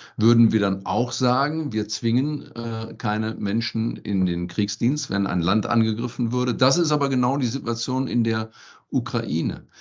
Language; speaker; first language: German; native; German